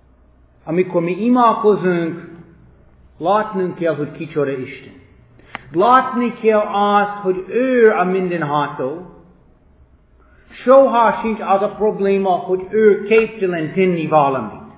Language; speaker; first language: Hungarian; non-native, fluent; English